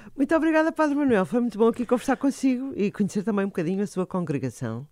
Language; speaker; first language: Portuguese; native; Portuguese